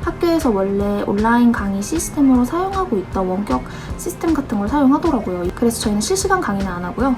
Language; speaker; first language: Korean; native; Korean